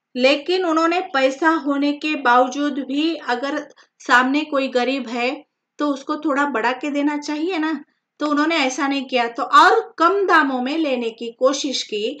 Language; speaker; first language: Hindi; non-native, local second language; Marathi